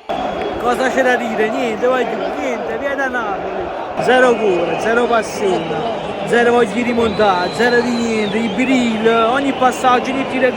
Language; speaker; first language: Italian; native; Italian